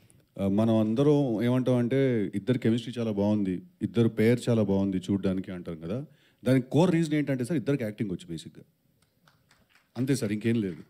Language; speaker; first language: Telugu; native; Telugu